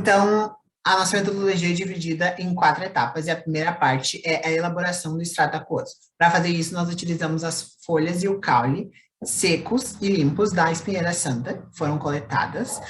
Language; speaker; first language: Portuguese; native; Portuguese